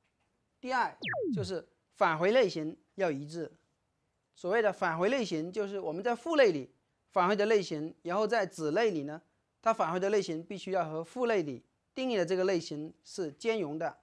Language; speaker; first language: Chinese; native; Chinese